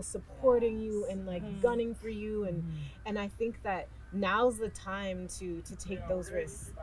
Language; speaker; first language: English; native; English